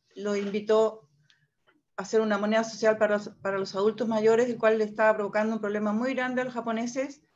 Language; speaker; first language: Spanish; native; Spanish